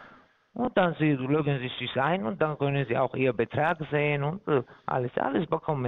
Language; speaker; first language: German; non-native, fluent; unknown